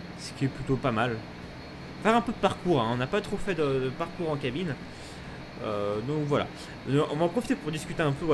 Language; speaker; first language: French; native; French